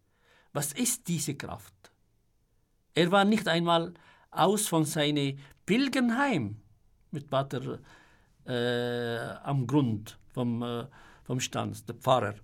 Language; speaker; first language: German; non-native, fluent; Arabic